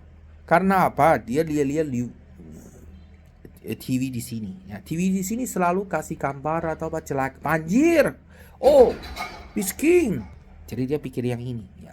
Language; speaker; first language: Indonesian; non-native, learner; Chinese